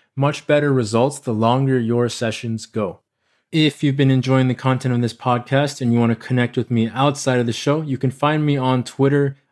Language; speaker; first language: English; native; English